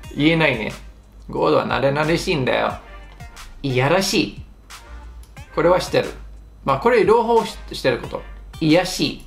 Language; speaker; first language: Japanese; non-native, fluent; English